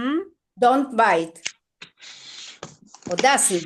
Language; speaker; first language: English; non-native, learner; Spanish